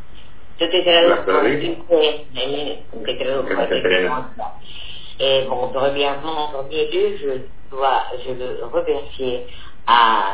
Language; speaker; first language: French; non-native, fluent; Spanish